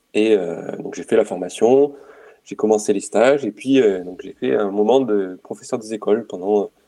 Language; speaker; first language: French; native; French